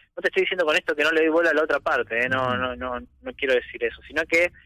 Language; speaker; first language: Spanish; native; Spanish